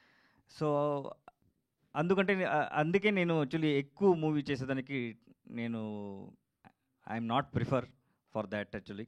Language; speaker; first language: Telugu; non-native, learner; Kannada